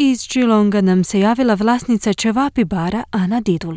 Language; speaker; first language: Croatian; native; Croatian